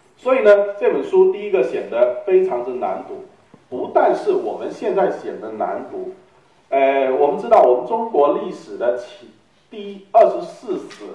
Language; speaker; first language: Chinese; native; Chinese